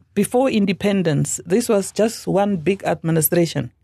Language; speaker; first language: English; non-native, local second language; Afrikaans